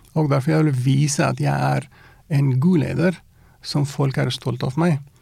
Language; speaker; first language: Norwegian; non-native, fluent; Persian